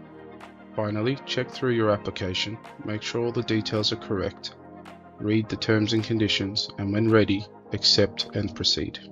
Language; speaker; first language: English; native; English